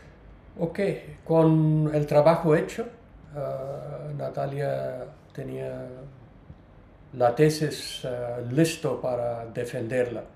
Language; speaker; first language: Spanish; non-native, learner; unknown